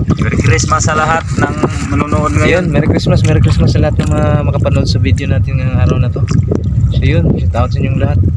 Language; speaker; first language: Filipino; non-native, local second language; Cebuano